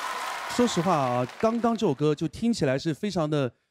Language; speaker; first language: Chinese; native; Chinese